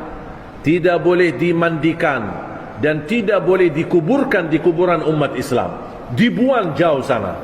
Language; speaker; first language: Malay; non-native, fluent; Arabic